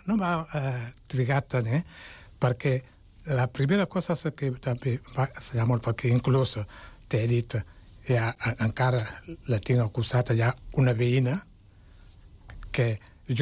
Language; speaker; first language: Catalan; non-native, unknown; Wolof